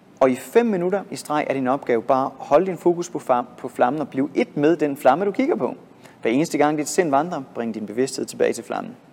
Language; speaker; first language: Danish; native; Danish